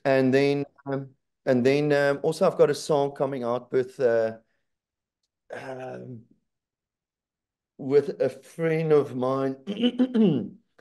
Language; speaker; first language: English; non-native, local second language; Afrikaans